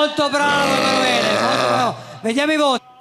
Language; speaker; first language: Italian; native; Italian